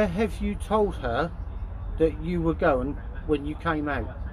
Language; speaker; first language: English; native; English